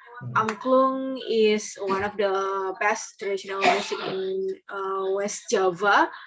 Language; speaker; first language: English; non-native, learner; Indonesian